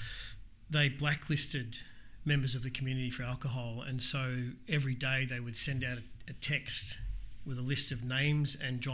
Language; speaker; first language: English; native; English